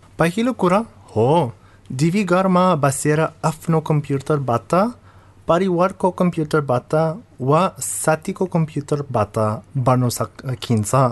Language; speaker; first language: Nepali; non-native, fluent; English